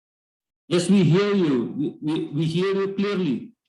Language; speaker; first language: English; non-native, learner; Indonesian